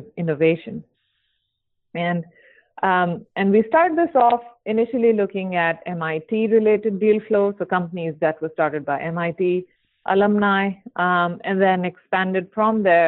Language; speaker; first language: English; non-native, local second language; Hindi